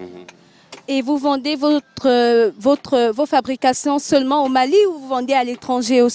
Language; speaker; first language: French; non-native, local second language; Bambara